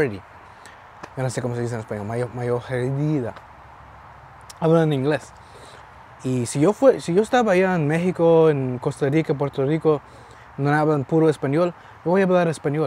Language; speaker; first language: Spanish; early bilingual, heritage; Spanish